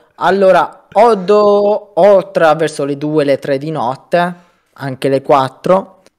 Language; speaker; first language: Italian; native; Italian